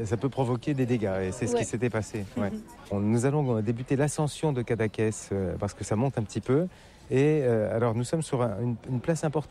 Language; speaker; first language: French; native; French